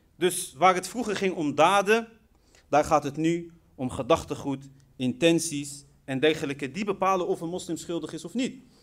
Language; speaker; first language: Dutch; early bilingual, other home language; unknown